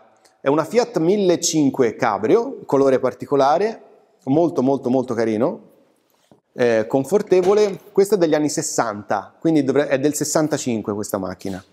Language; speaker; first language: Italian; native; Italian